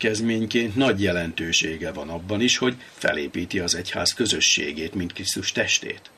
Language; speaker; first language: Hungarian; native; Hungarian